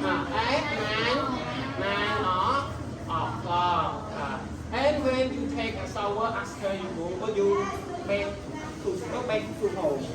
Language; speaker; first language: English; non-native, learner; Khmer